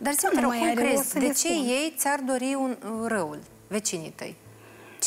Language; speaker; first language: Romanian; native; Romanian